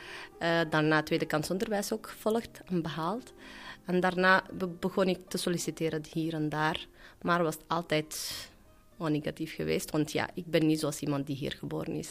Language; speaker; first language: Dutch; non-native, fluent; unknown